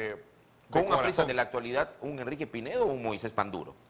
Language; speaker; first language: Spanish; native; Spanish